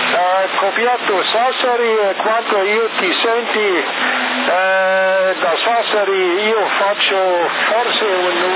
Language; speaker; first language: Italian; non-native, learner; German